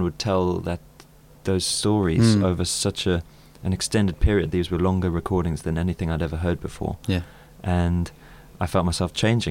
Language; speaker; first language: English; native; English